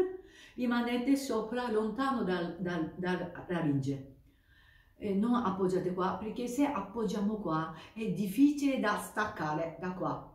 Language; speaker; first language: Italian; non-native, fluent; Japanese